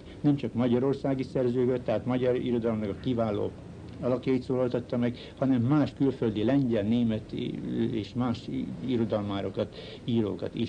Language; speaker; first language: Hungarian; native; Hungarian